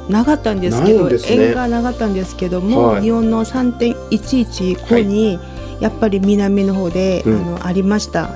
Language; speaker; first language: Japanese; non-native, fluent; Korean